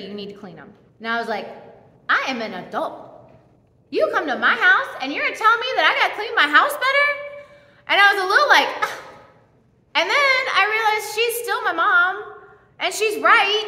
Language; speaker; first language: English; native; English